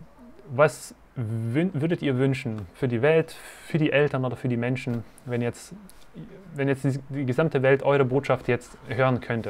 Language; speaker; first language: German; native; German